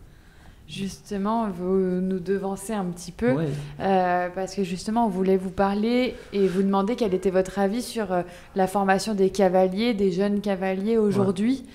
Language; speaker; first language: French; native; French